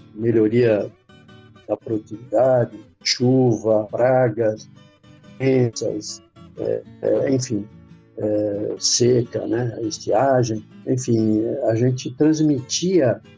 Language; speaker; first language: Portuguese; native; Portuguese